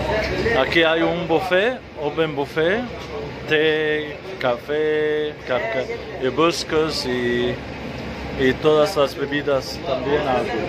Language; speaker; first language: Spanish; non-native, fluent; Arabic